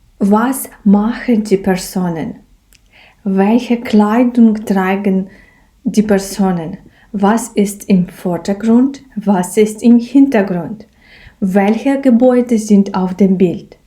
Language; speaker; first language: German; non-native, fluent; Ukrainian